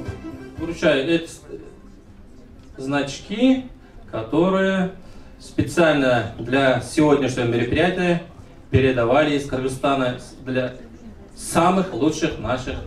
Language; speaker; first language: Russian; non-native, local second language; Kyrgyz